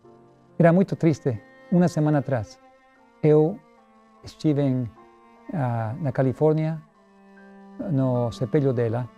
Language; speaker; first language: Portuguese; non-native, learner; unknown